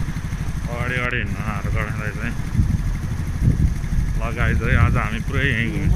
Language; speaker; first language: Nepali; non-native, local second language; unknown